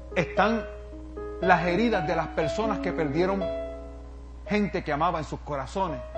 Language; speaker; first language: Spanish; native; Spanish